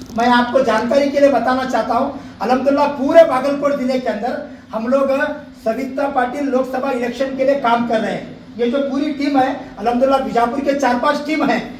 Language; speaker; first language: Hindi; non-native, local second language; Urdu